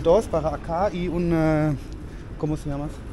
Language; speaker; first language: Spanish; non-native, learner; German